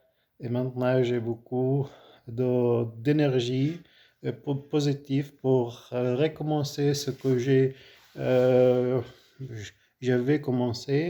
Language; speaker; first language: French; non-native, fluent; Arabic